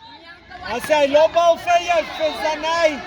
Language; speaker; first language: Afrikaans; native; Afrikaans